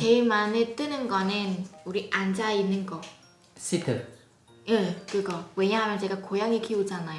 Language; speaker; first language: Korean; non-native, learner; Vietnamese